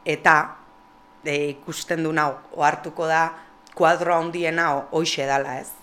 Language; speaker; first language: Basque; native; Basque